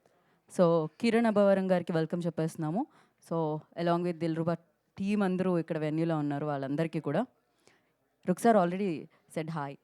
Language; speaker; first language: Telugu; native; Telugu